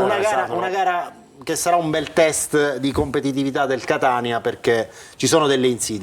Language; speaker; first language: Italian; native; Italian